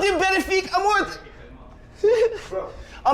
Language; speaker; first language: Spanish; non-native, learner; English